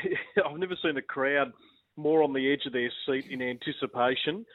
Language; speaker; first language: English; native; English